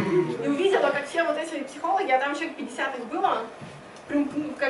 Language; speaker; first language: Russian; native; Russian